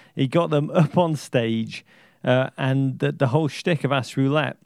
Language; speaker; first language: English; native; English